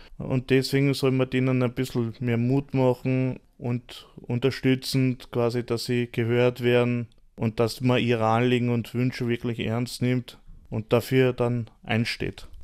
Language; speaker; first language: German; early bilingual, other home language; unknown